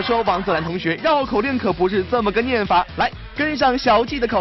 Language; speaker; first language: Chinese; native; Chinese